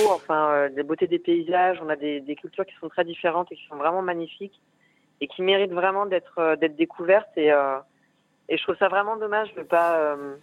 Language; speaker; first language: French; native; French